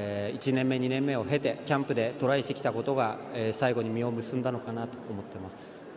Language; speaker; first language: Japanese; native; Japanese